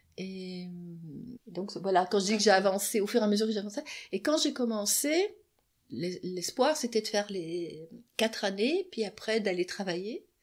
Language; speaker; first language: French; native; French